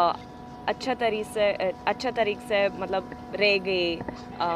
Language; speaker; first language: Hindi; non-native, learner; Swedish